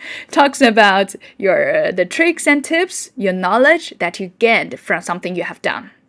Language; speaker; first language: English; non-native, fluent; Chinese